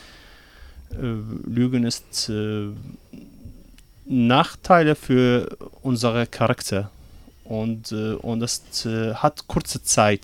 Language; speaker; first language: German; non-native, learner; Arabic